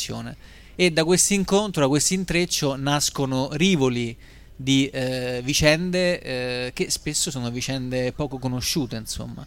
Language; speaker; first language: Italian; native; Italian